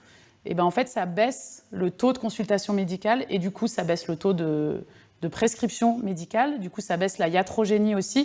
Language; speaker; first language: French; native; French